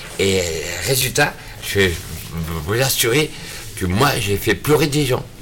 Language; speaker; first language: French; native; French